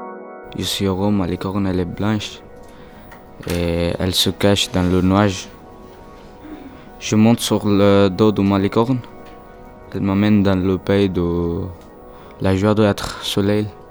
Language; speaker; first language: French; non-native, learner; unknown